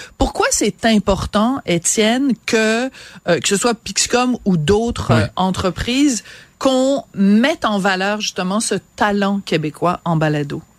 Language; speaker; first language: French; native; French